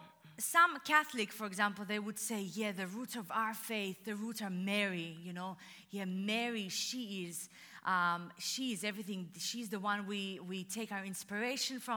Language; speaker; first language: English; non-native, fluent; Russian